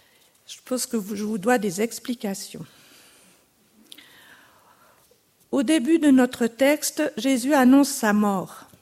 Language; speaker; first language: French; native; French